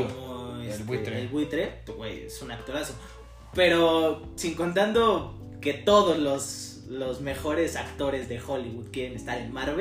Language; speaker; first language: Spanish; native; Spanish